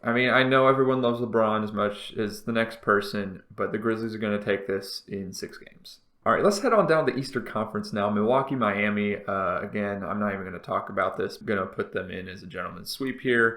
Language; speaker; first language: English; native; English